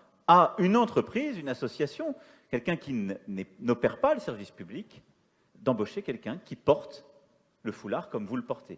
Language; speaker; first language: French; native; French